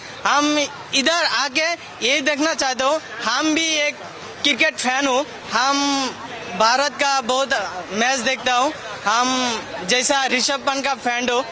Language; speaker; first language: Hindi; non-native, local second language; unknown